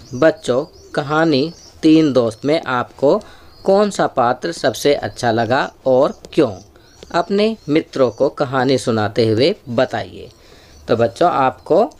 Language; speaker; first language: Hindi; native; Hindi